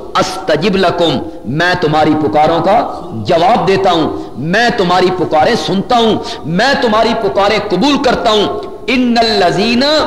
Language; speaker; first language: Urdu; non-native, local second language; Punjabi